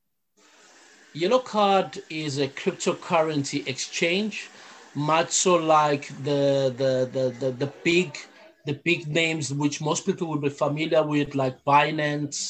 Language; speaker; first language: English; non-native, local second language; Zulu